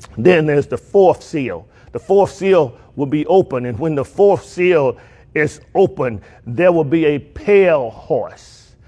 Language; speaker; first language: English; native; English